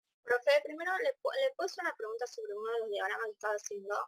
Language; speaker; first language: Spanish; native; Spanish